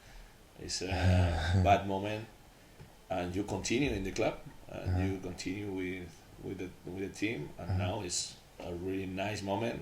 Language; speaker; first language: English; non-native, learner; Spanish